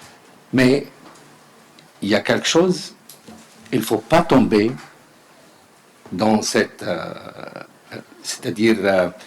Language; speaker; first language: French; non-native, learner; Arabic